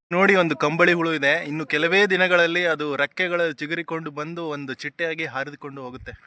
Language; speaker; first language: Kannada; native; Kannada